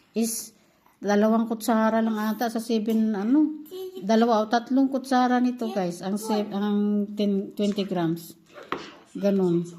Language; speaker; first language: Filipino; non-native, local second language; Cebuano